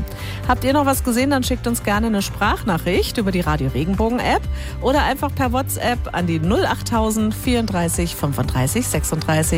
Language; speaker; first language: German; native; German